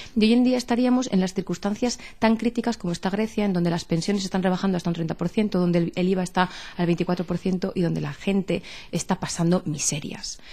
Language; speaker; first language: Spanish; native; Spanish